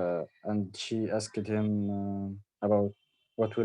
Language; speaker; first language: English; non-native, learner; Arabic